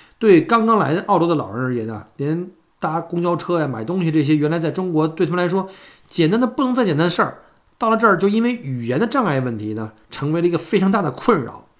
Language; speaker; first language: Chinese; native; Chinese